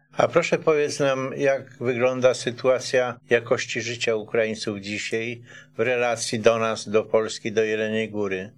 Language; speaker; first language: Polish; native; Polish